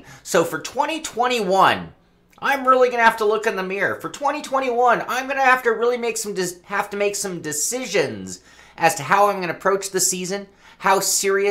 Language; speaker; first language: English; native; English